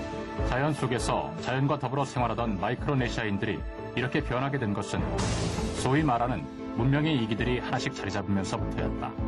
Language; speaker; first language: Korean; native; Korean